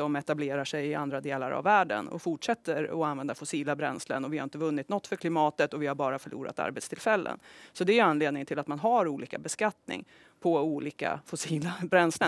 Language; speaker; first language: Swedish; native; Swedish